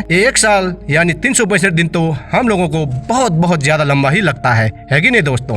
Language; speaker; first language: Hindi; native; Hindi